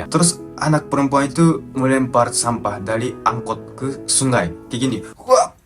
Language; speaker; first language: Indonesian; non-native, fluent; Japanese